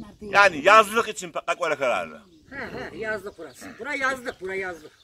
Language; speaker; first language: Turkish; non-native, local second language; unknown